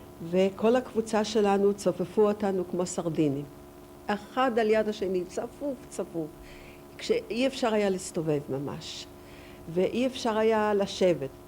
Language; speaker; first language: Hebrew; non-native, fluent; Yiddish